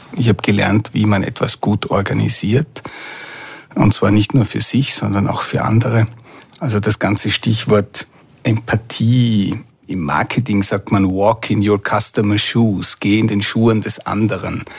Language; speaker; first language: German; native; German